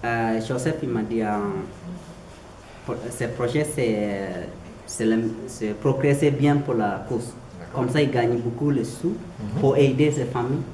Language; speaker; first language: French; non-native, learner; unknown